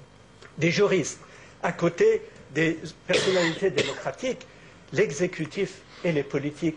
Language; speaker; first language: French; native; French